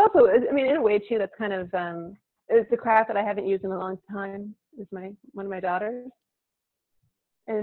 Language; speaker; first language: English; native; English